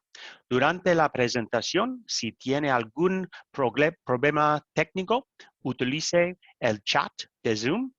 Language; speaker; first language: Spanish; non-native, learner; English